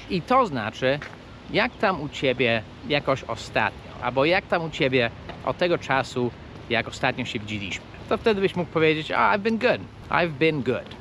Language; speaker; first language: Polish; non-native, fluent; English